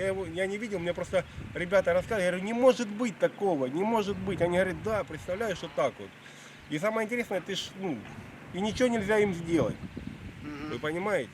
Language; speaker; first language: Russian; native; Russian